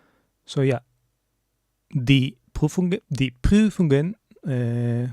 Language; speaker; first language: German; non-native, learner; English